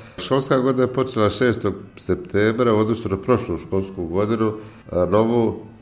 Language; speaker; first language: Croatian; native; Croatian